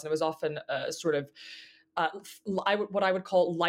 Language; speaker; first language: English; native; English